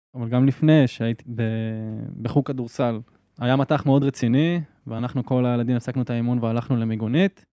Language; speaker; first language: Hebrew; native; Hebrew